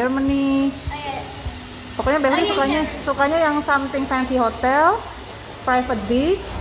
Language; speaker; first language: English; non-native, fluent; Indonesian